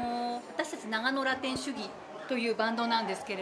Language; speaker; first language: Japanese; native; Japanese